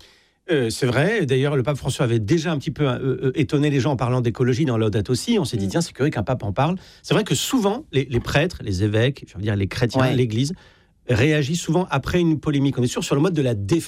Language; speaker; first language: French; native; French